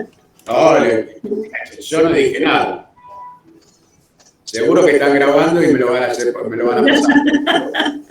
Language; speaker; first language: Spanish; native; Spanish